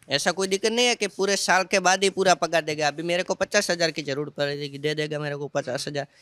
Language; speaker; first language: Hindi; non-native, local second language; Gujarati